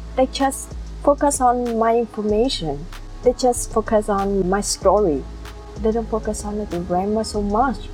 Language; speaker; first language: English; non-native, learner; Vietnamese